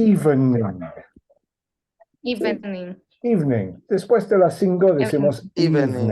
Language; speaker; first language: Spanish; non-native, fluent; English